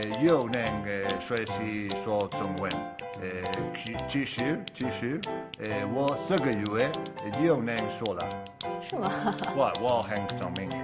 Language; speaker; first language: Chinese; non-native, learner; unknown